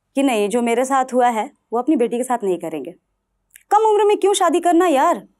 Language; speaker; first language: Hindi; non-native, local second language; Bhojpuri